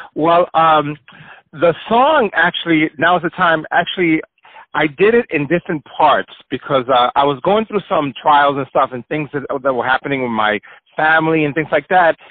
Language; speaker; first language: English; early bilingual, other home language; Spanish